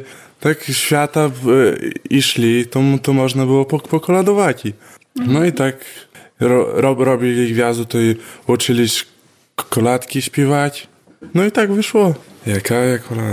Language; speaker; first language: Polish; non-native, local second language; Belarusian